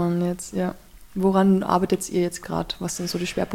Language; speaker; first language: German; native; German